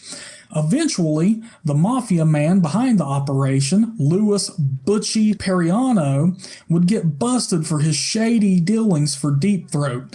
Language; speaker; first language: English; native; English